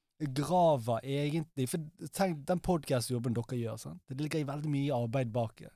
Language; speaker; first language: Norwegian; early bilingual, other home language; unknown